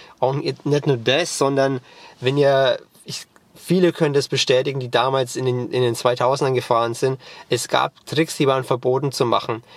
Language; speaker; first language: German; native; German